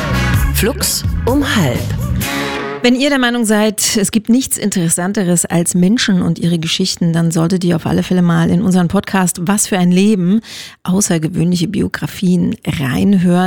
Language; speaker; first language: German; native; German